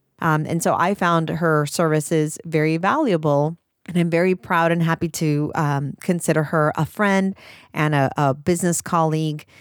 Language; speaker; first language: English; native; English